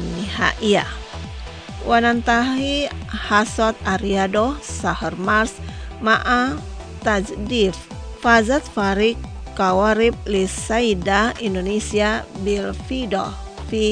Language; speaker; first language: Arabic; non-native, fluent; Indonesian